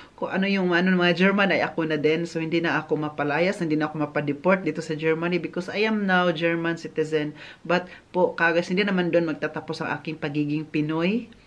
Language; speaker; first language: Filipino; non-native, local second language; Cebuano